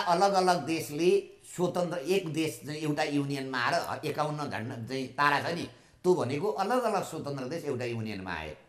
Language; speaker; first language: Nepali; native; Nepali